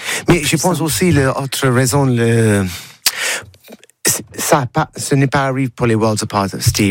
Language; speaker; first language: French; non-native, learner; English